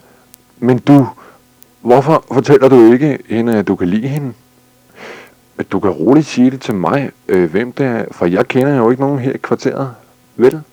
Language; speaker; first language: Danish; native; Danish